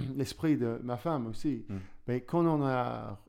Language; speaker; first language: French; non-native, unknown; English